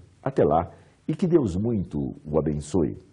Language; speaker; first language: Portuguese; native; Portuguese